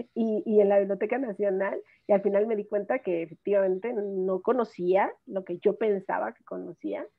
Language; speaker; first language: Spanish; native; Spanish